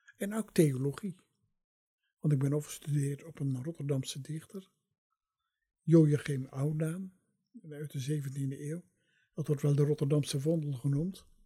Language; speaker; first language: Dutch; native; Dutch